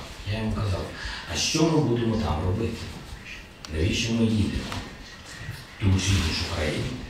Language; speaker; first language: Ukrainian; non-native, local second language; Russian